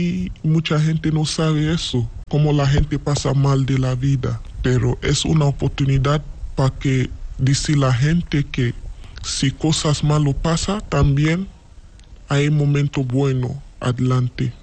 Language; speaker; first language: Spanish; non-native, learner; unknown